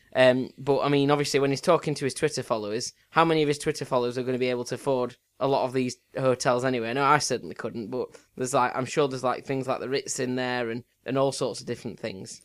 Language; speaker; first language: English; native; English